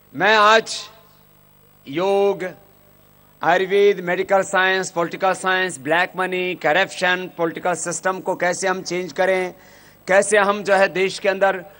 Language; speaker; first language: Hindi; native; Hindi